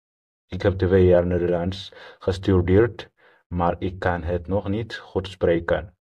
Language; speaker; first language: Dutch; non-native, learner; Tigrinya